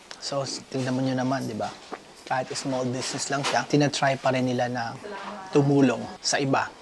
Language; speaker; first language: Filipino; native; Filipino